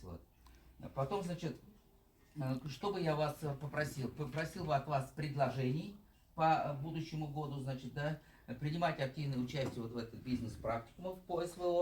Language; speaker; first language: Russian; native; Russian